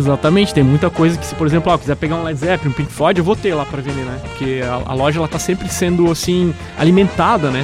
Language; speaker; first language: Portuguese; native; Portuguese